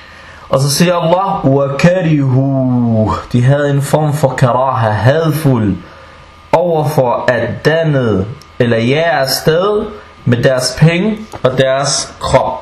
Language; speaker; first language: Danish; non-native, fluent; Arabic